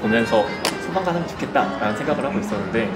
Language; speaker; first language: Korean; native; Korean